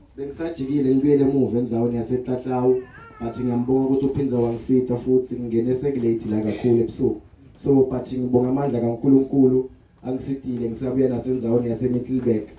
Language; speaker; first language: Zulu; non-native, local second language; Swati